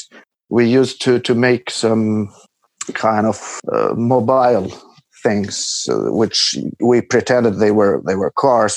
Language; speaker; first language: English; non-native, fluent; Albanian